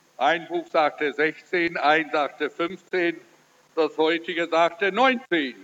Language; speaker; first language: German; early bilingual, heritage; German